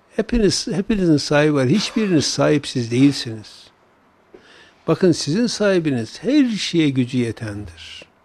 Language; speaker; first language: Turkish; native; Turkish